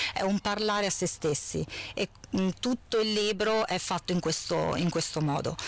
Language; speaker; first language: Italian; native; Italian